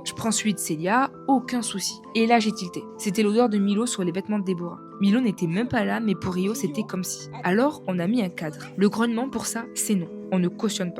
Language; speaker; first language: French; native; French